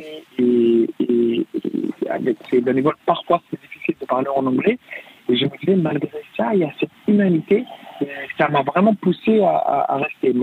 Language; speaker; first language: French; non-native, fluent; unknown